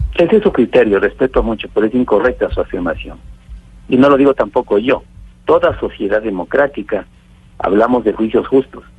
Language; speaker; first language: Spanish; native; Spanish